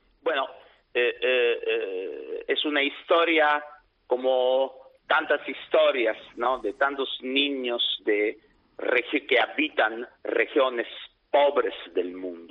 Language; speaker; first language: Spanish; non-native, fluent; Italian